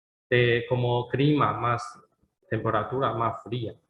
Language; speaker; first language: Spanish; non-native, learner; Chinese